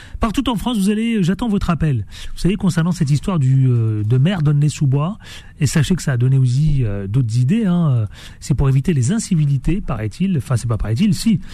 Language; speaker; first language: French; native; French